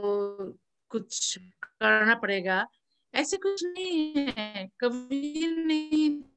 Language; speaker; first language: Hindi; non-native, learner; Bangla